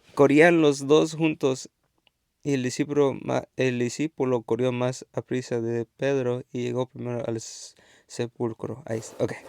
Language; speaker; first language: Spanish; early bilingual, heritage; Spanish